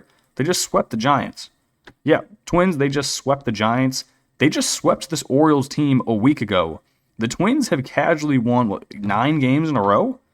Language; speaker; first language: English; native; English